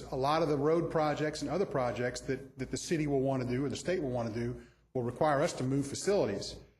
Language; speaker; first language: English; native; English